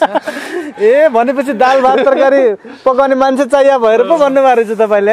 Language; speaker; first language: Nepali; native; Nepali